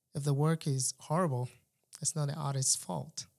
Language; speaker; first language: English; non-native, local second language; Yoruba